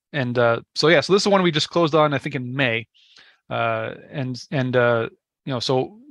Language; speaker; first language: English; native; English